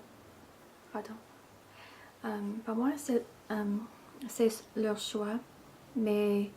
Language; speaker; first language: French; non-native, fluent; English